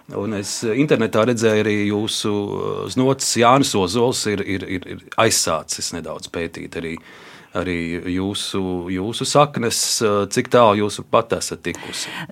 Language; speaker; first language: Latvian; native; Latvian